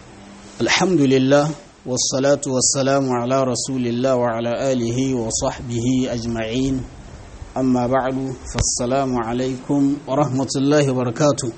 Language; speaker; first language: Arabic; non-native, fluent; Hausa